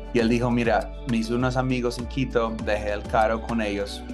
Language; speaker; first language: Spanish; non-native, fluent; English